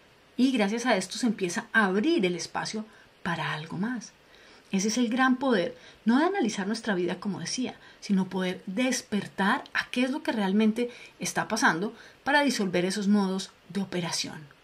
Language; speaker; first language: Spanish; native; Spanish